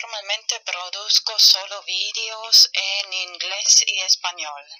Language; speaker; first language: Spanish; non-native, fluent; German